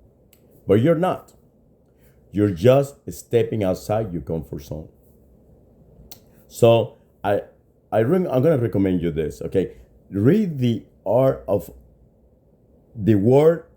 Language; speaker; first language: English; non-native, fluent; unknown